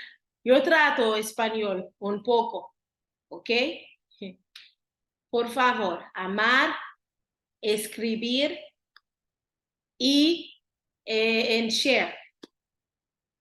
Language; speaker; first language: Spanish; non-native, learner; Haitian Creole